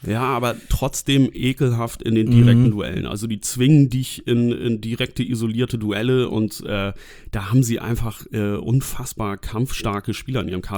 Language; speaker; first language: German; native; German